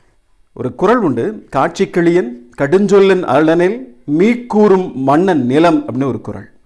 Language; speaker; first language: Tamil; native; Tamil